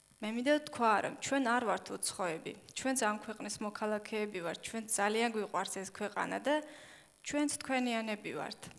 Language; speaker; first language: Georgian; non-native, local second language; Chechen